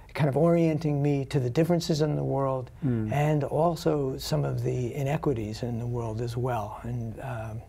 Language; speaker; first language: English; native; English